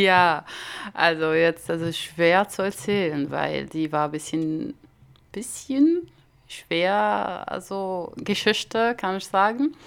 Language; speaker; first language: German; non-native, learner; Arabic